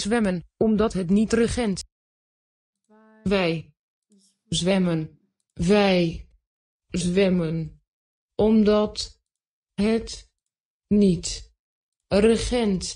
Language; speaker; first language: Dutch; non-native, learner; English